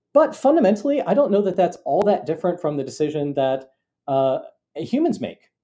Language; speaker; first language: English; native; English